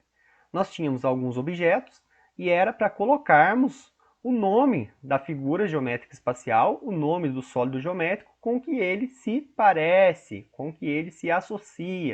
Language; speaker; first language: Portuguese; native; Portuguese